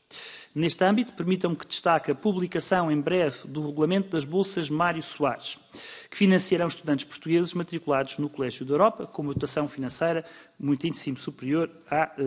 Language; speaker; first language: Portuguese; native; Portuguese